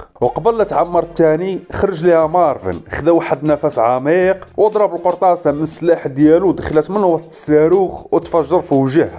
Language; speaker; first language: Arabic; native; Arabic